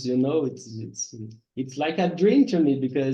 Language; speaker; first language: English; non-native, learner; Portuguese